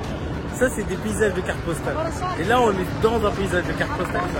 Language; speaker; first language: French; native; French